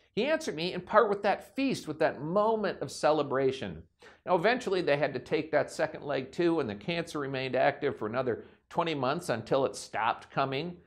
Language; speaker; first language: English; native; English